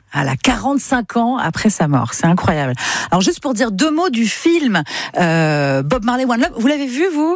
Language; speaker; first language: French; native; French